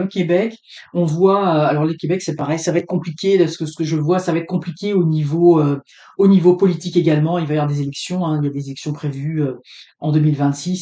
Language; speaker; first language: French; native; French